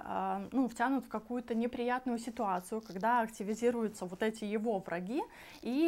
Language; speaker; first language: Russian; native; Russian